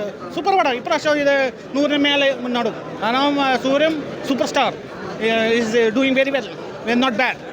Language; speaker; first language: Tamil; non-native, learner; Malayalam